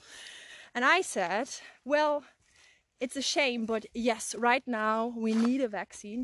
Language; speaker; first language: English; non-native, fluent; German